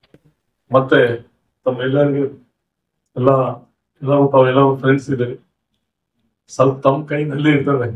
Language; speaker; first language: Kannada; non-native, local second language; Urdu